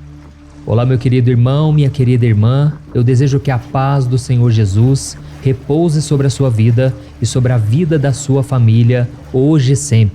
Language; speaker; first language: Portuguese; native; Portuguese